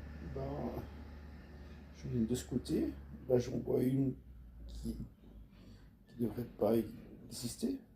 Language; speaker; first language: French; native; French